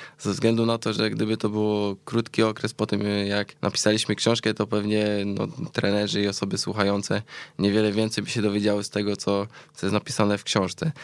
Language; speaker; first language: Polish; native; Polish